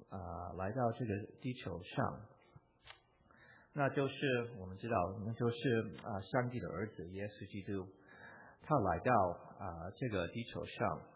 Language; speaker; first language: Chinese; non-native, fluent; English